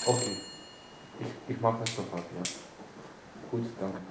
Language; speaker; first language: German; non-native, fluent; Macedonian